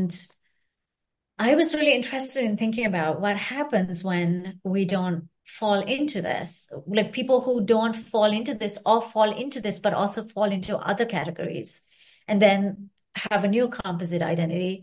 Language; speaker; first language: English; non-native, local second language; Sinhala